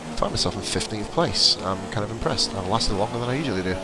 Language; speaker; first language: English; native; English